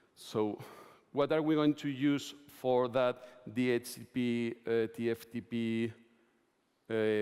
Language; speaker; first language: English; non-native, fluent; Spanish